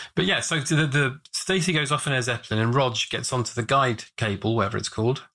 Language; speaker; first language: English; native; English